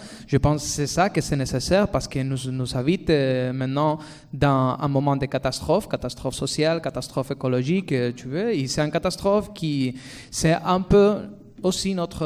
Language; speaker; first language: French; non-native, fluent; Spanish